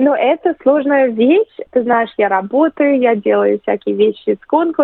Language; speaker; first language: Russian; early bilingual, other home language; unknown